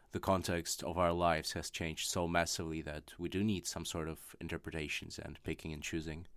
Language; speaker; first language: English; non-native, fluent; Russian